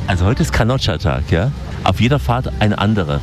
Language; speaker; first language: German; native; German